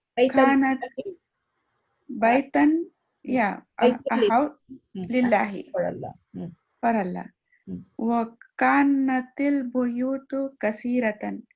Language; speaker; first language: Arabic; non-native, learner; Urdu